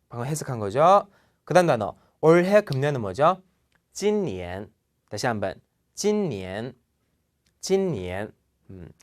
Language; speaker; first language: Korean; non-native, fluent; Chinese